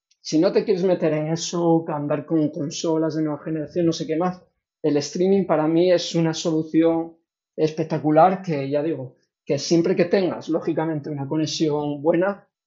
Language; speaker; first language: Spanish; native; Spanish